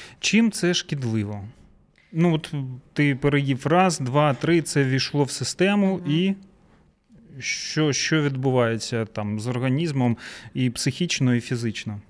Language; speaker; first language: Ukrainian; non-native, local second language; Russian